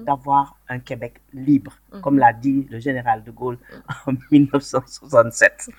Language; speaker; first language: French; non-native, local second language; Wolof